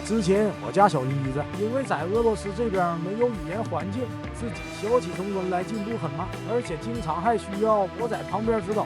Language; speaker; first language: Chinese; native; Chinese